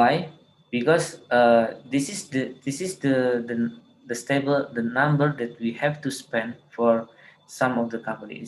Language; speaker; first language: English; non-native, learner; Indonesian